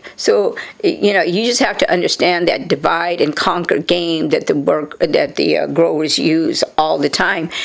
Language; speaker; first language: English; native; English